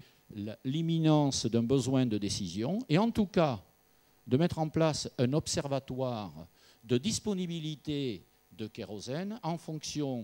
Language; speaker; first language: French; native; French